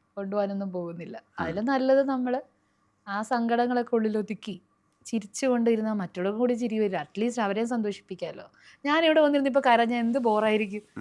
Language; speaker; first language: Malayalam; non-native, local second language; Hindi